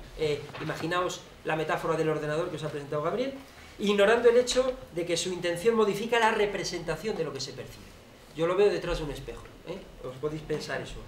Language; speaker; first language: Spanish; native; Spanish